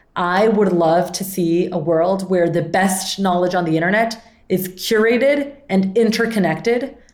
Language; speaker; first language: English; non-native, fluent; Spanish